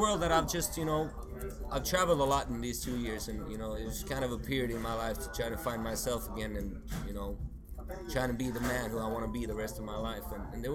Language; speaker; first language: English; non-native, fluent; Swedish